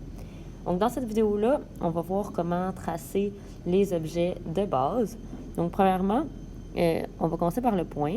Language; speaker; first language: French; native; French